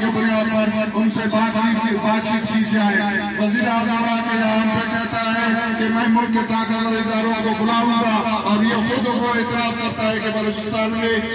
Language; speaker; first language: Urdu; non-native, local second language; Baluchi